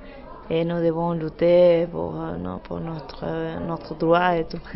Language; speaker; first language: French; non-native, learner; Spanish